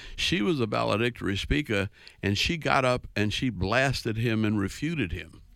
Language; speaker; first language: English; native; English